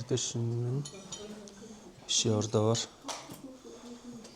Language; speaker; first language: Turkish; non-native, fluent; Mongolian